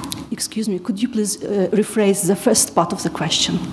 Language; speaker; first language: English; non-native, fluent; Ukrainian